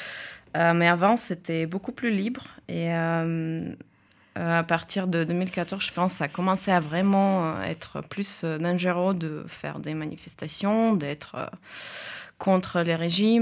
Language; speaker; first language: French; non-native, fluent; Russian